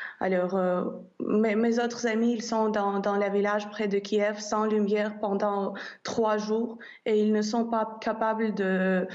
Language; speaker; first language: French; non-native, fluent; Ukrainian